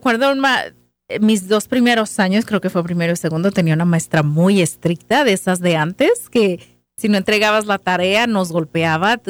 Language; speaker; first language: Spanish; native; Spanish